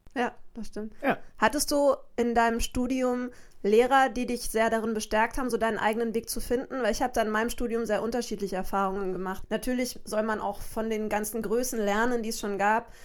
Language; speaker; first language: German; native; German